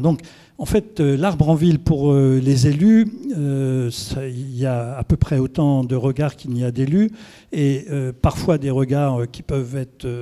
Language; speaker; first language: French; native; French